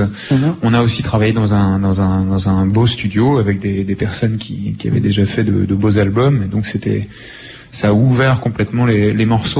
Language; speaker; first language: French; native; French